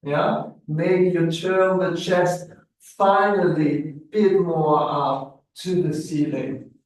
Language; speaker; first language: English; non-native, fluent; German